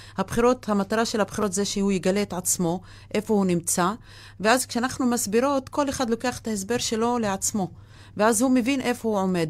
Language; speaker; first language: Hebrew; non-native, local second language; Arabic